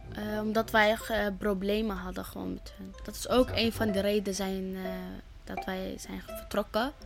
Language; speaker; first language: Dutch; early bilingual, other home language; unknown